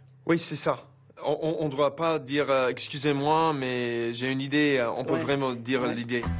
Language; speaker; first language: French; non-native, fluent; English